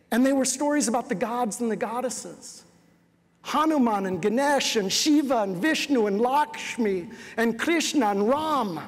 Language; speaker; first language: English; native; English